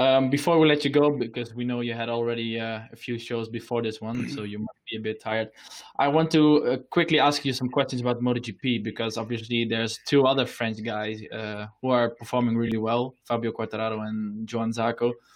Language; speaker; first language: English; non-native, fluent; Dutch